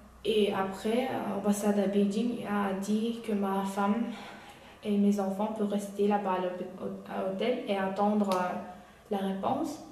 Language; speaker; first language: French; non-native, learner; Uyghur